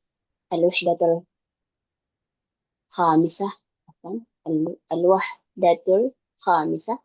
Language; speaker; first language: Arabic; non-native, fluent; Indonesian